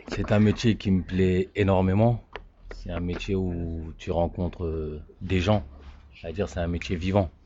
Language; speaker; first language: French; native; French